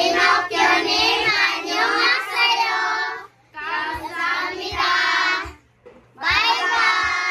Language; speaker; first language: Korean; non-native, learner; Cebuano